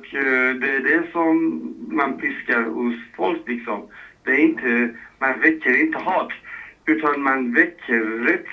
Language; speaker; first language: Swedish; non-native, fluent; Persian